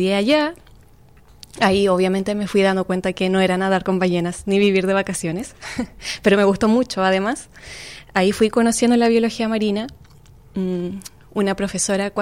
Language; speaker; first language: Spanish; native; Spanish